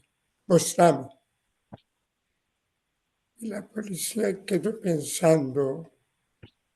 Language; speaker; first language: Spanish; non-native, learner; Persian